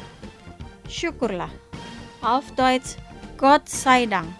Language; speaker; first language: German; non-native, fluent; Indonesian